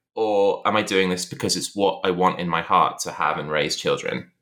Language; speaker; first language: English; native; English